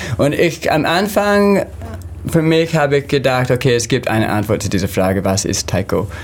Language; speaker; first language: German; non-native, learner; English